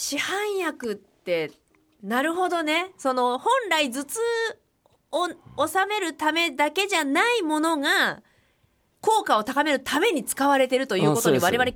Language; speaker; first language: Japanese; native; Japanese